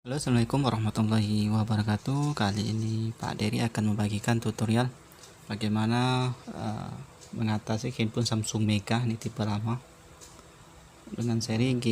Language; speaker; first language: Indonesian; native; Indonesian